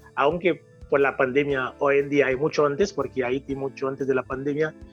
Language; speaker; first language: Spanish; non-native, fluent; Haitian Creole